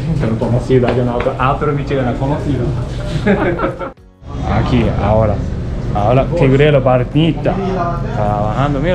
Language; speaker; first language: Spanish; non-native, learner; Japanese